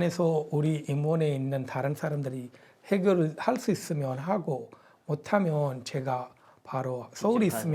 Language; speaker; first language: Korean; non-native, fluent; Punjabi